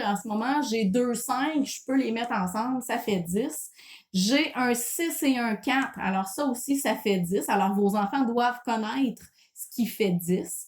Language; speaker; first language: French; native; French